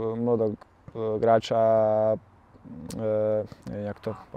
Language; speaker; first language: Polish; non-native, learner; Bosnian